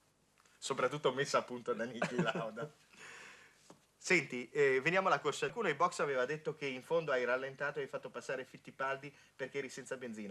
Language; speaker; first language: Italian; native; Italian